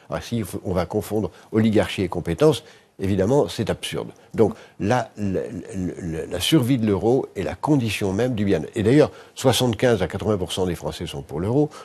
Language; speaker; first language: French; native; French